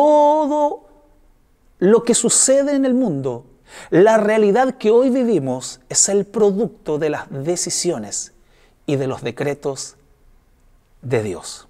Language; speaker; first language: Spanish; native; Spanish